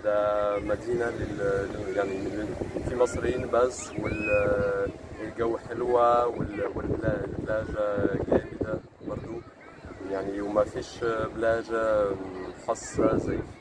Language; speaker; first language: Arabic; non-native, fluent; French